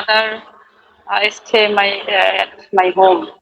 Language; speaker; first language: English; non-native, learner; Bangla